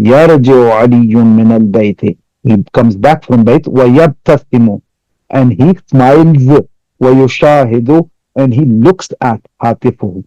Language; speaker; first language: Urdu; non-native, local second language; Pashto